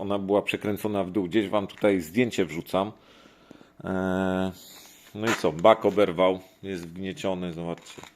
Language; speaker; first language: Polish; native; Polish